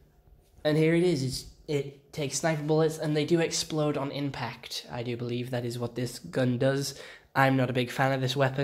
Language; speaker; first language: English; native; English